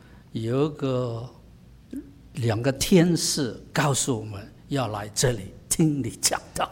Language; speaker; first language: Chinese; native; Chinese